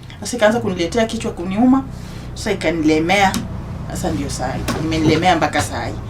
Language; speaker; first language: Swahili; non-native, local second language; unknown